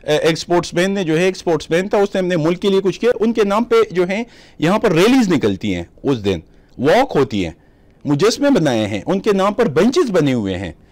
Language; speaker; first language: Urdu; native; Urdu